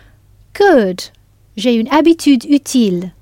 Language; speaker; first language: French; non-native, fluent; English